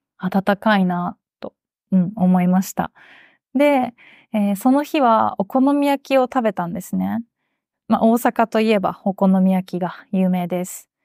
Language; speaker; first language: Japanese; native; Japanese